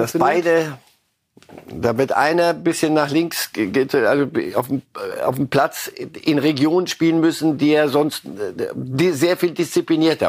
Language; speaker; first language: German; native; German